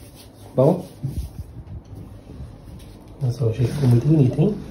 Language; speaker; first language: Portuguese; native; Portuguese